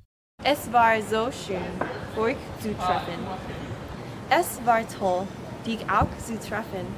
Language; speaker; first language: German; non-native, learner; English